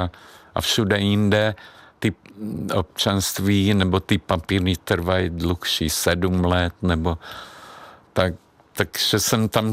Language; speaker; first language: Czech; non-native, fluent; Hungarian